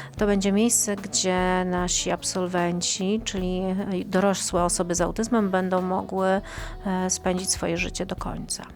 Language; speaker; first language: Polish; native; Polish